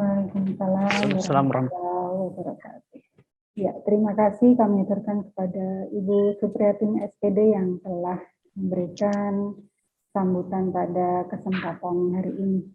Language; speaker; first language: Indonesian; native; Indonesian